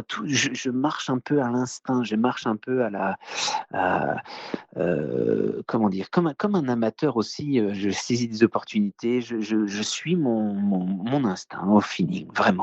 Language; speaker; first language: French; native; French